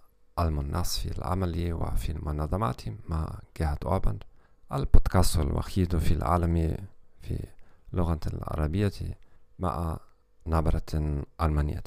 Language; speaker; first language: Arabic; non-native, learner; German